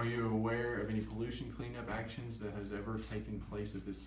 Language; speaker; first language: English; native; English